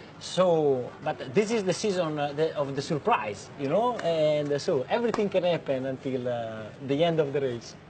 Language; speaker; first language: English; non-native, learner; Italian